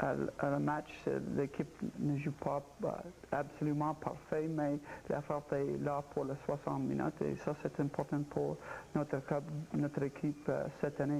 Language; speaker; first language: French; non-native, local second language; English